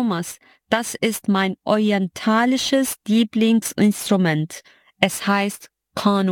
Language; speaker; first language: German; non-native, fluent; Arabic